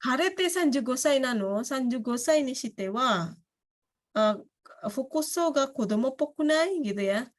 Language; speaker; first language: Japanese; non-native, fluent; Indonesian